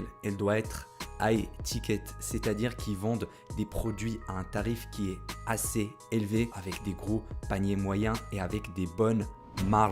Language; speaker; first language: French; native; French